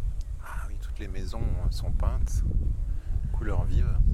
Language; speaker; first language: French; native; French